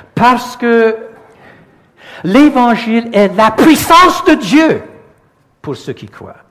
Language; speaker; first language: French; non-native, local second language; English